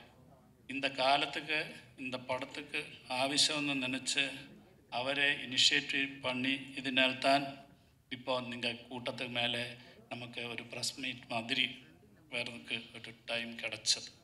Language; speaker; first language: Tamil; non-native, learner; Malayalam